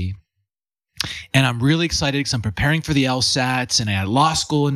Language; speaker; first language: English; native; English